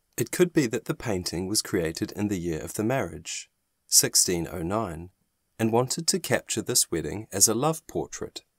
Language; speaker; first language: English; non-native, fluent; German